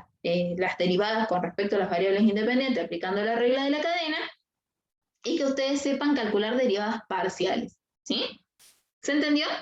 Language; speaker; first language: Spanish; native; Spanish